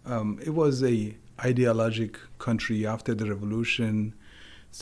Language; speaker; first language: English; non-native, fluent; Persian